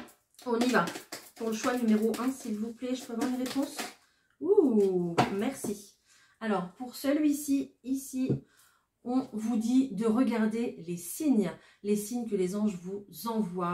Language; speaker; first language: French; native; French